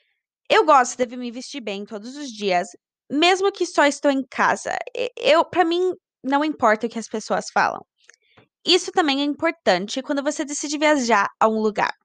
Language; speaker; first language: Portuguese; early bilingual, heritage; Portuguese